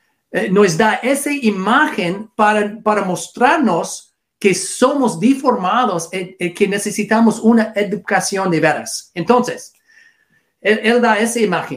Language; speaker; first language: Spanish; non-native, learner; English